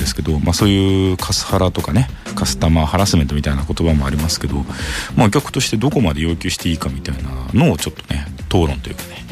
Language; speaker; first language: Japanese; native; Japanese